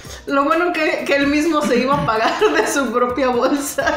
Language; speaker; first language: Spanish; native; Spanish